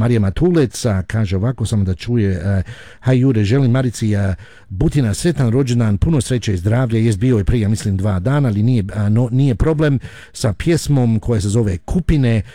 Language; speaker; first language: Croatian; early bilingual, heritage; Croatian